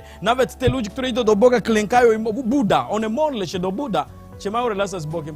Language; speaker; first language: Polish; non-native, learner; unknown